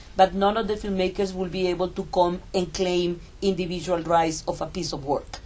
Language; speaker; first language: English; non-native, fluent; Spanish